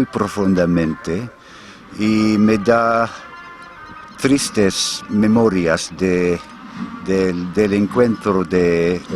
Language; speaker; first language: Spanish; non-native, fluent; English